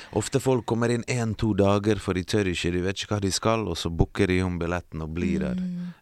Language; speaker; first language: Norwegian; early bilingual, other home language; Bosnian